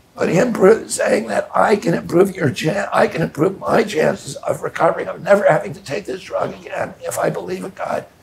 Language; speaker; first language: English; native; English